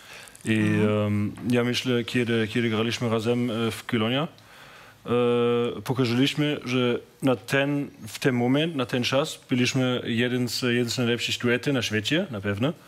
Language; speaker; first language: Polish; non-native, learner; German